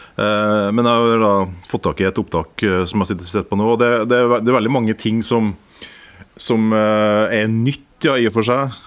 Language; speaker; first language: Norwegian; native; Norwegian